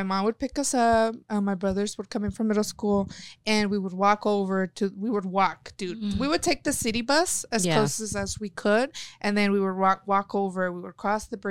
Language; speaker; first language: English; early bilingual, other home language; Spanish